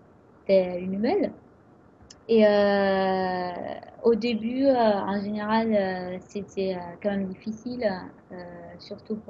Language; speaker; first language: French; non-native, fluent; Italian